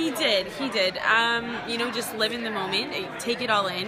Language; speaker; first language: English; native; English